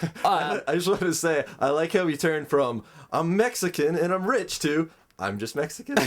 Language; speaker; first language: English; native; English